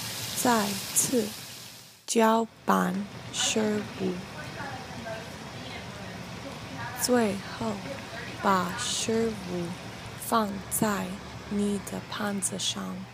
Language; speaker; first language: Chinese; non-native, learner; English